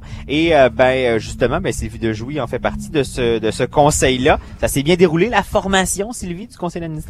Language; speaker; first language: French; native; French